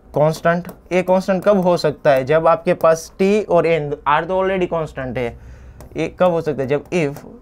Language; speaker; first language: Hindi; non-native, local second language; Gujarati